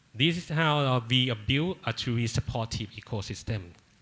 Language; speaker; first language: English; non-native, learner; Thai